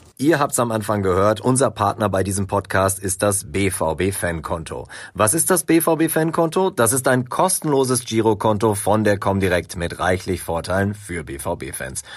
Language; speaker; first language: German; native; German